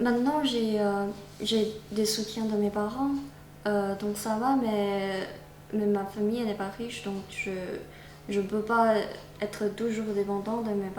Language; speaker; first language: French; non-native, fluent; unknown